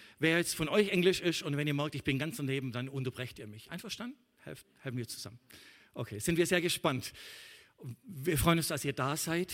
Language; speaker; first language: German; native; German